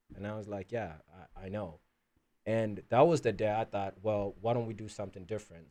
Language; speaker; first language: English; early bilingual, other home language; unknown